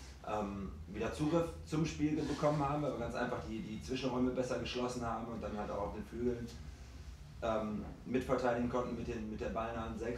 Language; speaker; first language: German; native; German